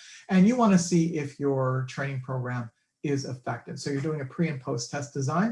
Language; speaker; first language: English; native; English